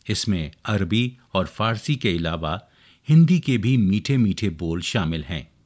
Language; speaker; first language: Urdu; native; Urdu